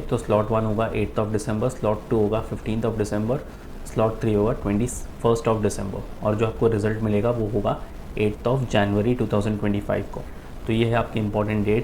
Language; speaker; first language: Hindi; native; Hindi